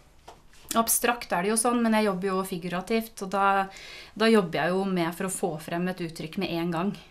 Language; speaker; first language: Norwegian; native; Norwegian